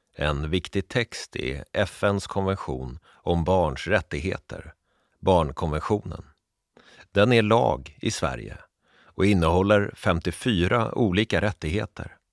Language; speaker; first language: Swedish; native; Swedish